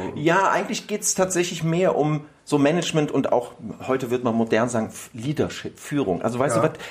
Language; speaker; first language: German; native; German